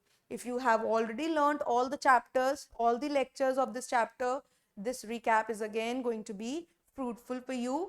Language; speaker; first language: English; non-native, local second language; Hindi